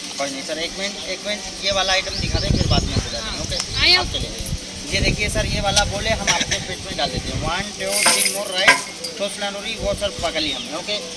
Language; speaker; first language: Hindi; native; Hindi